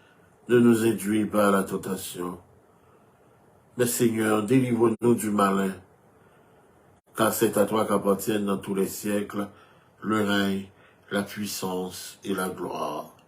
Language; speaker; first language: French; non-native, local second language; Haitian Creole